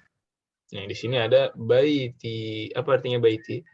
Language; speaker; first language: Indonesian; native; Indonesian